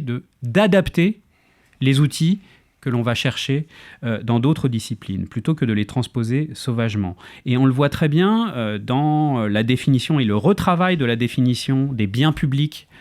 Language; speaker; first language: French; native; French